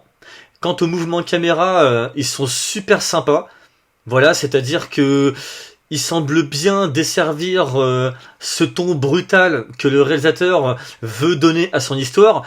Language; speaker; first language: French; native; French